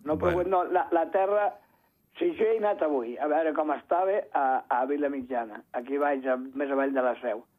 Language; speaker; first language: Catalan; native; Catalan